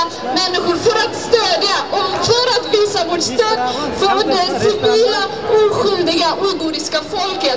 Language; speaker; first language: Swedish; non-native, fluent; Azerbaijani